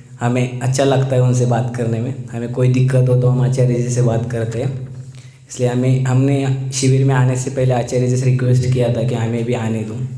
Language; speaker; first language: Hindi; non-native, local second language; Marathi